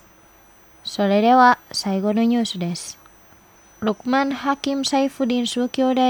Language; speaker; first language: Japanese; non-native, fluent; Indonesian